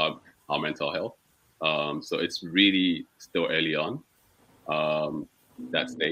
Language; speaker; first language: English; non-native, local second language; Akan